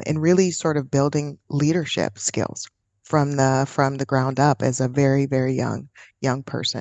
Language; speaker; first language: English; native; English